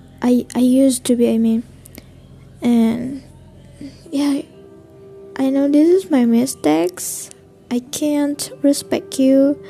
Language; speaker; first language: English; non-native, learner; Indonesian